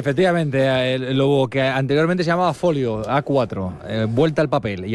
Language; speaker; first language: Spanish; native; Spanish